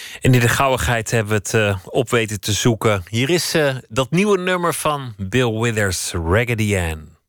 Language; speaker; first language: Dutch; native; Dutch